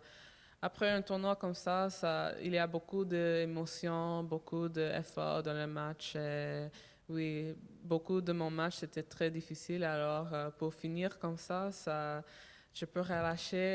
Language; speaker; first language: French; non-native, learner; English